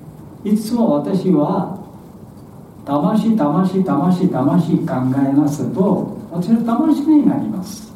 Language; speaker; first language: Japanese; non-native, learner; Bangla